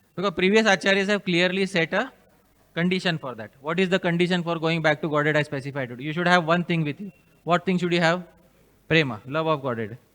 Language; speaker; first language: English; non-native, local second language; Hindi